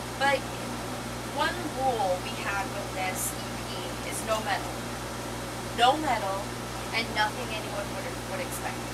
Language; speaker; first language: English; native; English